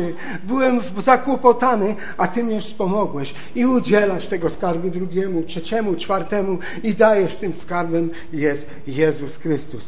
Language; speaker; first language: Polish; native; Polish